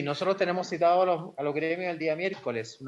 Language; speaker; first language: Spanish; native; Spanish